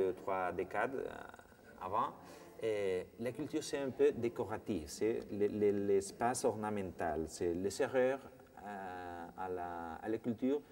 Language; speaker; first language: French; non-native, fluent; Spanish